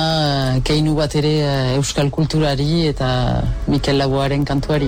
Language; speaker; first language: Basque; native; Basque